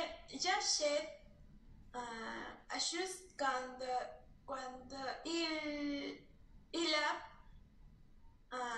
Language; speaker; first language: French; non-native, learner; Spanish